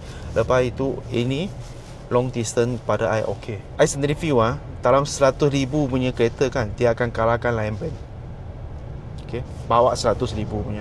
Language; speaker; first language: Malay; non-native, local second language; Chinese